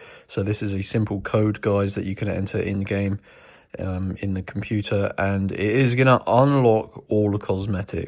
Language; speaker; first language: English; native; English